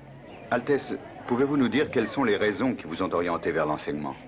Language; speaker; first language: French; native; French